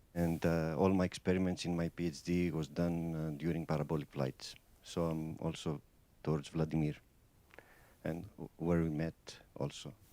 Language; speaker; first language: English; non-native, fluent; Greek